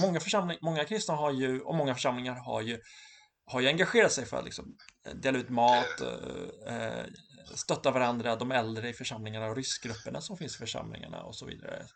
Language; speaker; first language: Swedish; native; Swedish